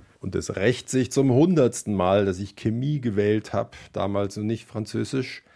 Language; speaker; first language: German; native; German